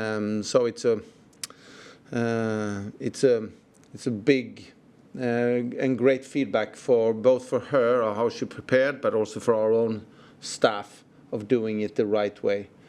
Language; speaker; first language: English; non-native, fluent; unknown